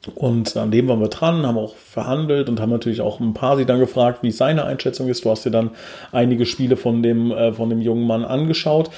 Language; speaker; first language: German; native; German